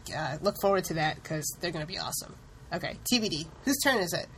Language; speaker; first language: English; early bilingual, other home language; Hindi